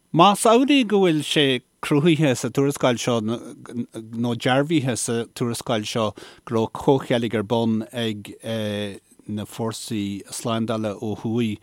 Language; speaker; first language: Irish; native; Irish